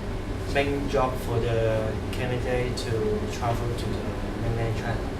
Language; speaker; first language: English; non-native, learner; Cantonese